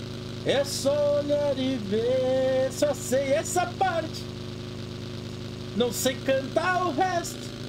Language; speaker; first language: Portuguese; native; Portuguese